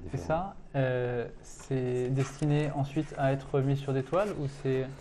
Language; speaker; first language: French; native; French